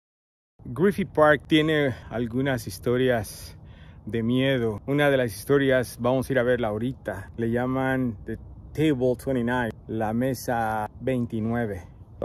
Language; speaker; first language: Spanish; native; Spanish